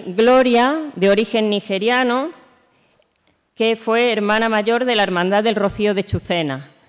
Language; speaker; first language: Spanish; native; Spanish